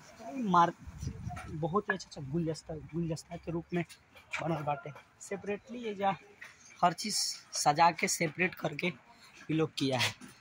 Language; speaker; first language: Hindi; non-native, local second language; Bhojpuri